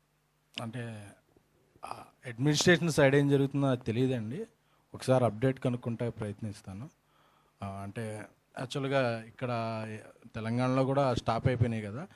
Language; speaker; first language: Telugu; native; Telugu